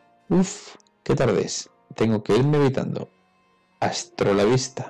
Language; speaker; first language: Spanish; native; Spanish